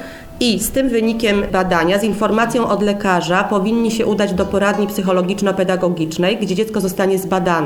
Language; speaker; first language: Polish; native; Polish